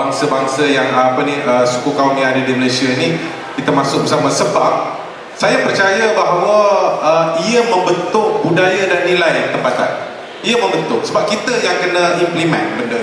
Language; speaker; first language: Malay; native; Malay